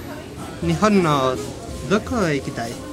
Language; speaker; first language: Japanese; non-native, learner; Spanish